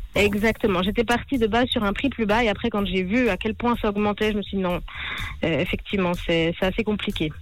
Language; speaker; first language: French; native; French